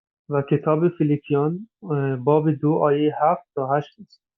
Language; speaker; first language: Persian; native; Persian